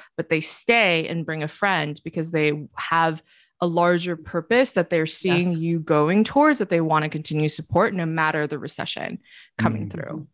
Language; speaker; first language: English; early bilingual, other home language; Chinese